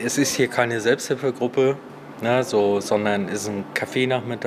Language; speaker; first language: German; native; German